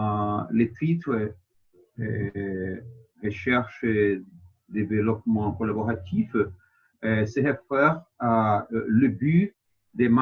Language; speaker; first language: French; non-native, fluent; Portuguese